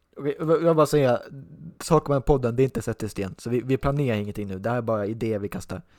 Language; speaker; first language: Swedish; native; Swedish